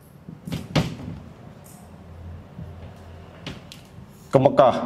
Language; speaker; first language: Indonesian; native; Indonesian